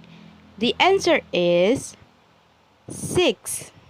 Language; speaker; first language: English; non-native, learner; Indonesian